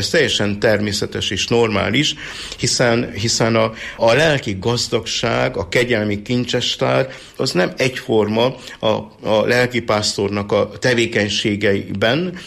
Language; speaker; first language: Hungarian; native; Hungarian